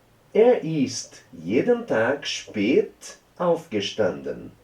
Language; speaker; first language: German; non-native, fluent; Portuguese